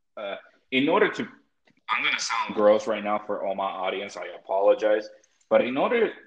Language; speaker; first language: English; early bilingual, other home language; Spanish